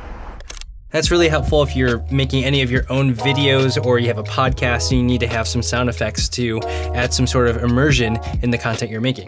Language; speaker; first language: English; native; English